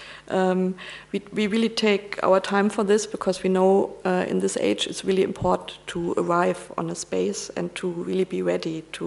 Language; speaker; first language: English; non-native, fluent; German